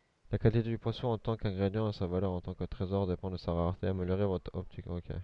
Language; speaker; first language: French; native; French